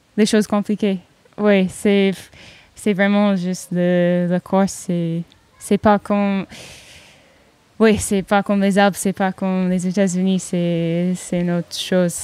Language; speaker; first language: French; non-native, fluent; English